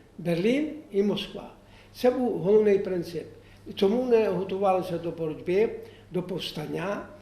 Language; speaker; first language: Ukrainian; native; Ukrainian